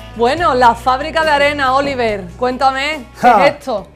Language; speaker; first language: Spanish; native; Spanish